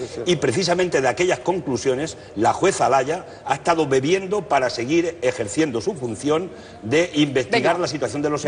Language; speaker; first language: Spanish; native; Spanish